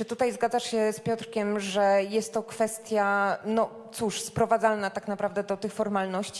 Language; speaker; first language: Polish; native; Polish